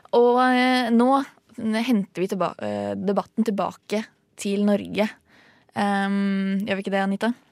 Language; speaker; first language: Norwegian; native; Norwegian